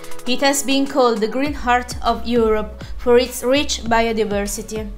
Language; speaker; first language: English; non-native, fluent; Italian